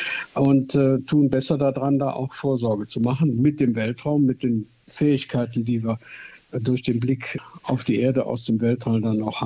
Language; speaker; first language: German; native; German